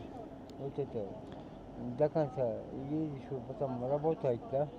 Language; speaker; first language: Russian; non-native, local second language; Kyrgyz